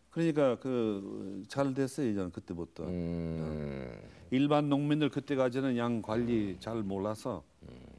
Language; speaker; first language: Korean; non-native, fluent; English